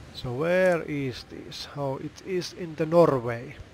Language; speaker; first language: English; non-native, fluent; Finnish